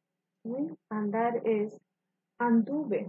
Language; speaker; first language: Spanish; non-native, fluent; English